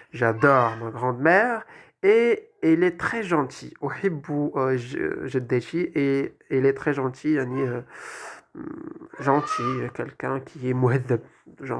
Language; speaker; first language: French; non-native, local second language; Arabic